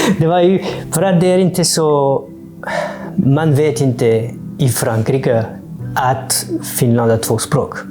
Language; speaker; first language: Swedish; non-native, fluent; French